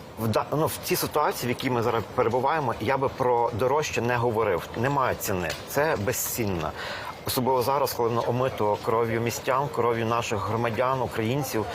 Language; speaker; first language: Ukrainian; native; Ukrainian